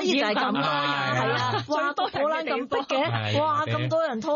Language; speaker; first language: Cantonese; native; Cantonese